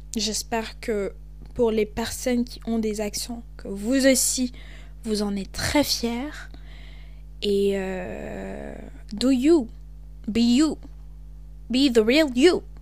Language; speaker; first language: French; native; French